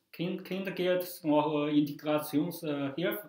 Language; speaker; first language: German; non-native, fluent; Chinese